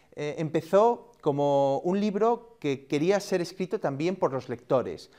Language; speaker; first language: Spanish; native; Spanish